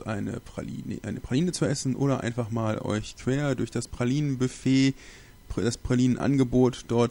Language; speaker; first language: German; native; German